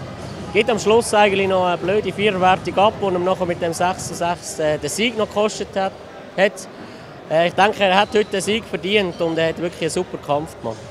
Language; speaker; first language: German; native; German